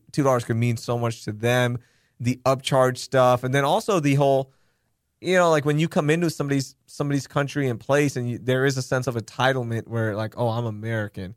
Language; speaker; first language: English; early bilingual, other home language; Urdu